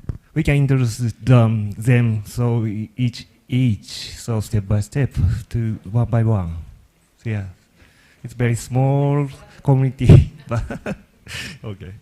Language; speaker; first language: English; non-native, learner; Japanese